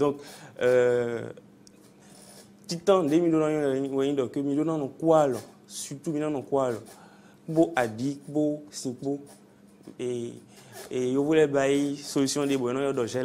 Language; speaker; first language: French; non-native, local second language; Fon